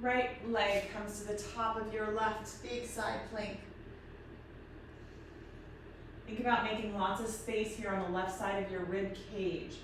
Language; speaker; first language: English; native; English